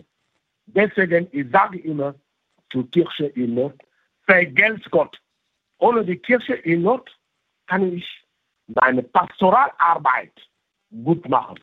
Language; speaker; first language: German; non-native, local second language; French